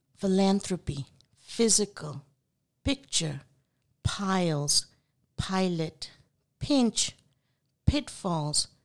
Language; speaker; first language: English; non-native, local second language; Urdu